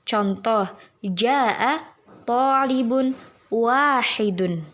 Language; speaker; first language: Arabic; non-native, fluent; Indonesian